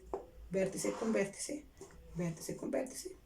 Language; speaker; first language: Spanish; native; Spanish